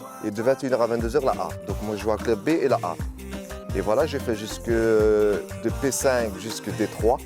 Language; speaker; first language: French; native; French